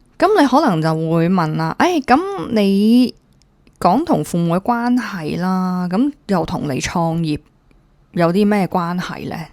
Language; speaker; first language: Cantonese; native; Cantonese